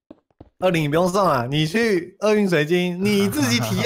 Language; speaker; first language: Chinese; native; Chinese